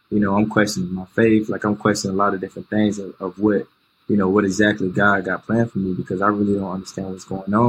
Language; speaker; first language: English; native; English